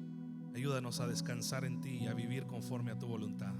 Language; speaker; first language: Spanish; native; Spanish